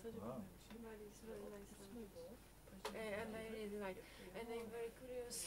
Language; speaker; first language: English; non-native, fluent; Polish